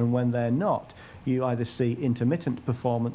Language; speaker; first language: English; native; English